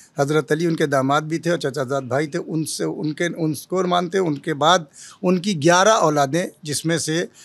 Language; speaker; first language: Hindi; native; Hindi